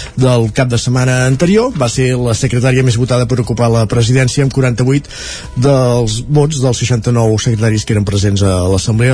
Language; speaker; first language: Catalan; native; Catalan